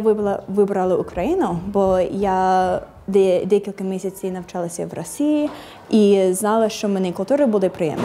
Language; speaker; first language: Ukrainian; non-native, fluent; English